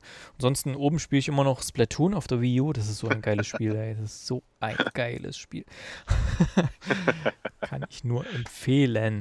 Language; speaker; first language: German; native; German